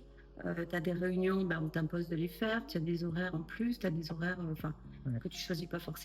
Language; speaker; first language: French; native; French